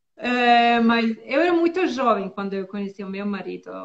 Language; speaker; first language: Portuguese; non-native, learner; Bosnian